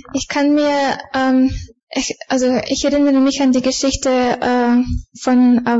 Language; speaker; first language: German; non-native, fluent; Bulgarian